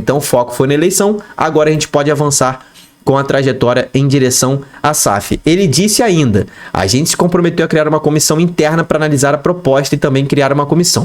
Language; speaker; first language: Portuguese; native; Portuguese